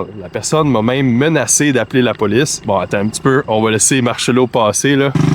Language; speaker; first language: French; native; French